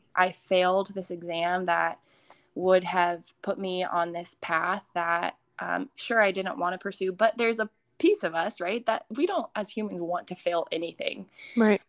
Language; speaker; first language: English; early bilingual, other home language; Hindi